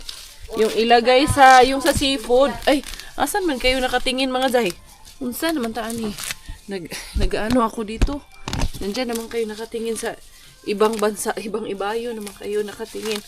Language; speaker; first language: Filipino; non-native, local second language; Cebuano